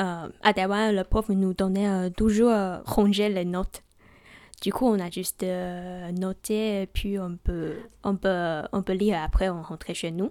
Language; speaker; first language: French; non-native, learner; Chinese